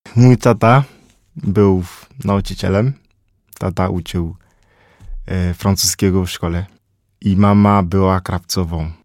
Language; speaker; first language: Polish; non-native, learner; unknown